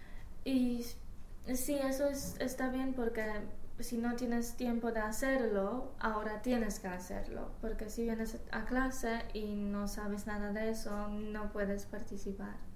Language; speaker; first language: Spanish; non-native, fluent; Polish